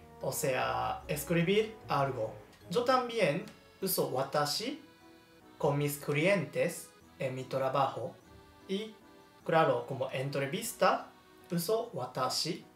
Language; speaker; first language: Spanish; non-native, learner; Japanese